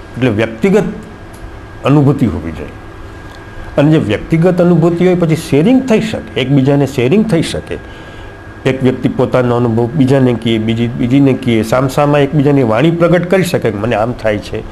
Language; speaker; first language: Gujarati; native; Gujarati